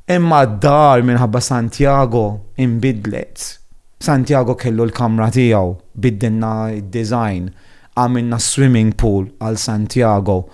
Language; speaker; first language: Maltese; non-native, fluent; Italian